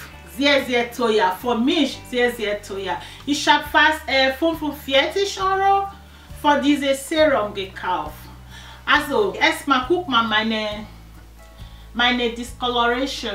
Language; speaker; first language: German; non-native, learner; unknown